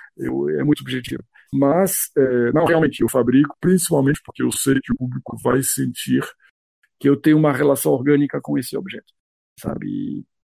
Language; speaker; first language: Portuguese; non-native, fluent; French